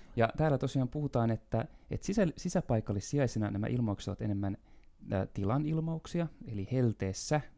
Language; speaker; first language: Finnish; native; Finnish